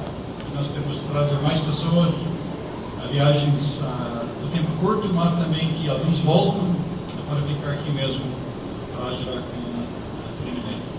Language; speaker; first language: Portuguese; non-native, fluent; English